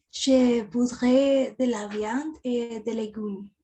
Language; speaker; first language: French; non-native, learner; Spanish